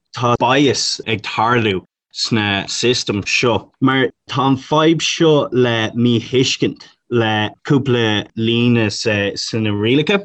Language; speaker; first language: Irish; non-native, local second language; English